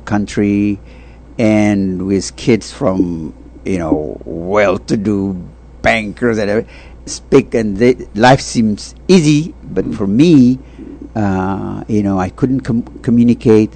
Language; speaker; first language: English; non-native, fluent; Tigrinya